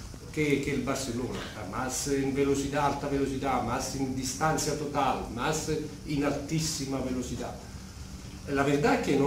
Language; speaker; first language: Spanish; non-native, fluent; Italian